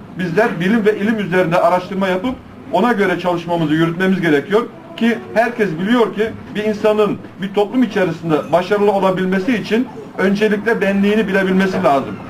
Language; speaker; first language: Turkish; early bilingual, heritage; Turkish